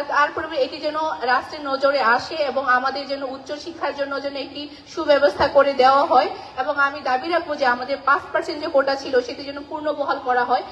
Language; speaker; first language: Bangla; non-native, local second language; Garo